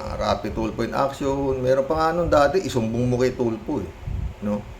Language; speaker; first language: Filipino; native; Filipino